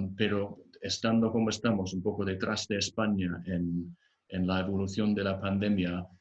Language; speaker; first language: Spanish; non-native, fluent; English